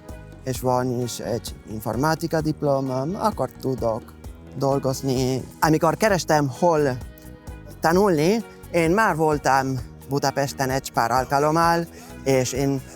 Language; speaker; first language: Hungarian; non-native, fluent; Spanish